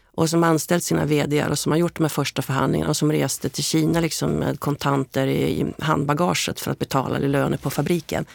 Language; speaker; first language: Swedish; native; Swedish